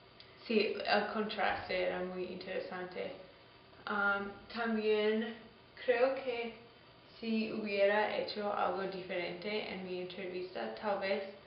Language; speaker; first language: Spanish; non-native, learner; English